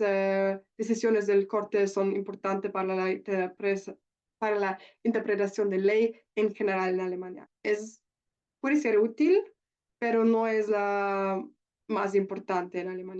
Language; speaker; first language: Spanish; non-native, learner; German